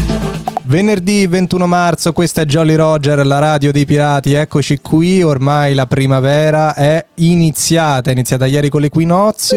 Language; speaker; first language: Italian; native; Italian